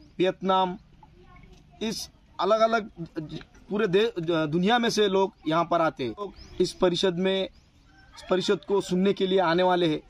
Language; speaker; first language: Hindi; non-native, local second language; Marathi